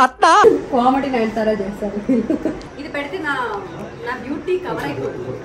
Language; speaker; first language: Telugu; non-native, local second language; Malayalam